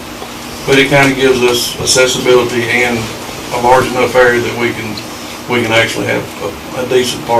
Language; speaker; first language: English; native; English